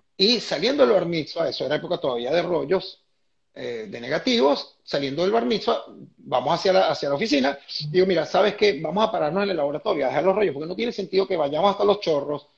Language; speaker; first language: Spanish; native; Spanish